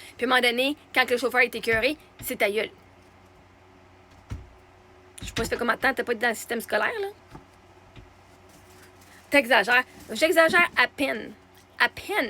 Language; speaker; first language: French; native; French